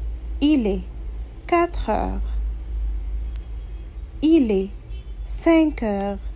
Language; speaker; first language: French; non-native, fluent; Arabic